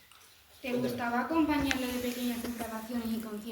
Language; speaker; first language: Spanish; native; Spanish